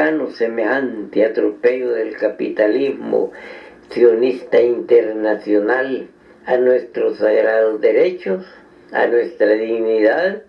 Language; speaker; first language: Spanish; native; Spanish